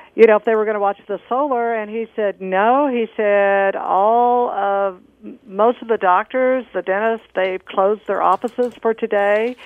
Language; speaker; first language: English; native; English